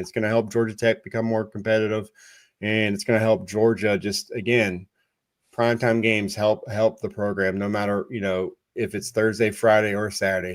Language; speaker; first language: English; native; English